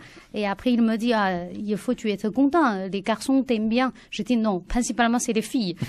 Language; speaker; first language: French; non-native, learner; Chinese